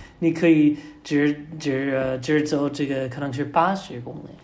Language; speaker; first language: Chinese; non-native, learner; English